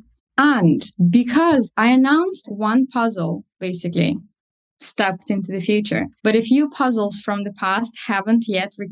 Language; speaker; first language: English; non-native, fluent; Russian